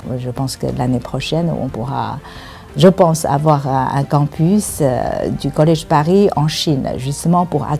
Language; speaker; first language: French; non-native, fluent; Chinese